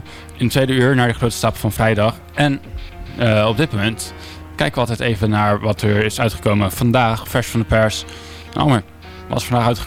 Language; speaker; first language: Dutch; native; Dutch